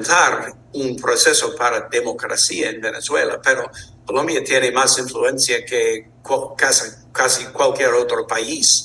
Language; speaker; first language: Spanish; non-native, fluent; English